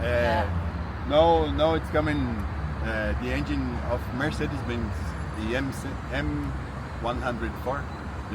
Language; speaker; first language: English; non-native, learner; Portuguese